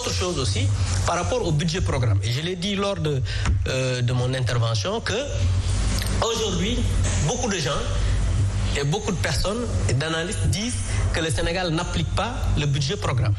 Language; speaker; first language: French; non-native, local second language; Wolof